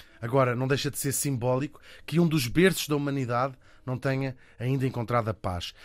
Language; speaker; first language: Portuguese; native; Portuguese